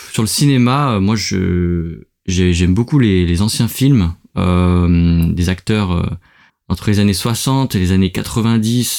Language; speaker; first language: French; native; French